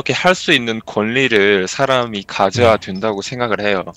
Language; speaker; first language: Korean; early bilingual, heritage; Korean